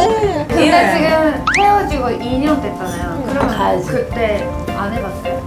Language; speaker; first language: Korean; non-native, fluent; Japanese